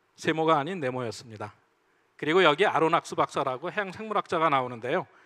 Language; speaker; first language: Korean; native; Korean